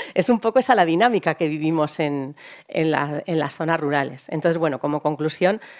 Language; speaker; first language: Spanish; native; Spanish